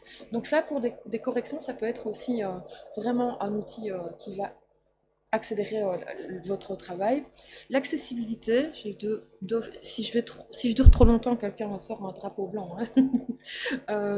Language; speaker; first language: French; native; French